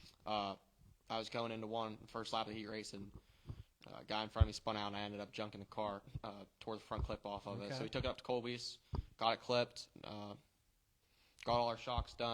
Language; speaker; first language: English; native; English